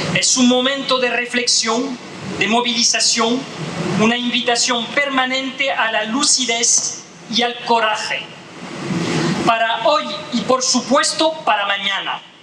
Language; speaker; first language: Spanish; non-native, fluent; French